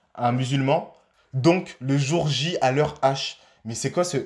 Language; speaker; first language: French; native; French